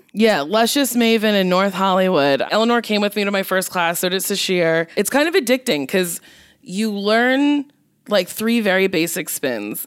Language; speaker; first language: English; native; English